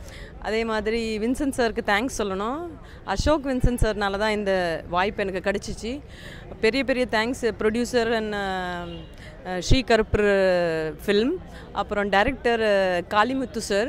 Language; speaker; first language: Tamil; non-native, fluent; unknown